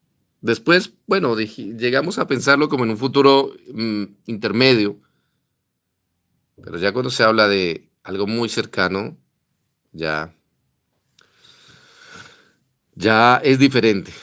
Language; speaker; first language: Spanish; native; Spanish